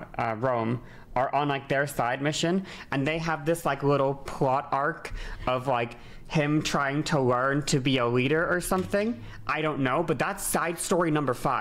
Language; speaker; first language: English; native; English